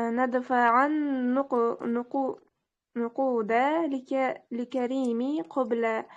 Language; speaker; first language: Arabic; non-native, learner; Uzbek